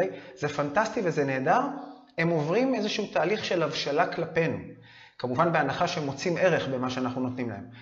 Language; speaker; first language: Hebrew; native; Hebrew